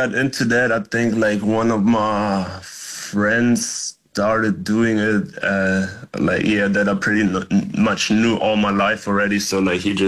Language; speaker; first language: English; non-native, fluent; German